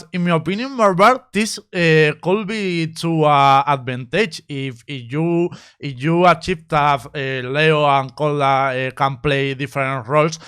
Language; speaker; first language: English; non-native, learner; Spanish